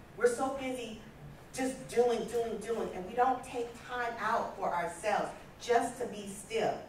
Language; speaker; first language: English; native; English